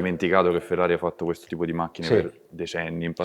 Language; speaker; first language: Italian; native; Italian